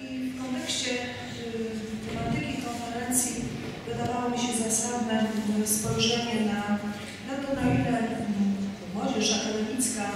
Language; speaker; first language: Polish; native; Polish